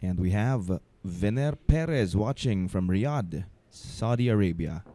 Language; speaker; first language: English; non-native, local second language; Filipino